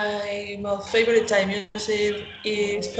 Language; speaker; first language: English; non-native, learner; Spanish